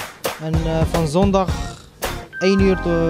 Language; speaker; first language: Dutch; non-native, local second language; Kurdish